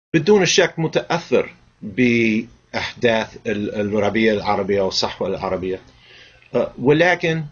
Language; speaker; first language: Arabic; non-native, fluent; English